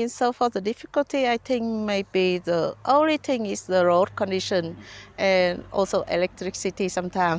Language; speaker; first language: English; non-native, learner; Vietnamese